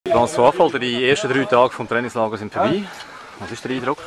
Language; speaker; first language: German; native; German